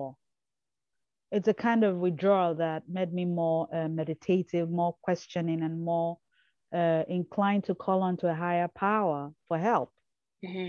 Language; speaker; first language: English; non-native, local second language; Igbo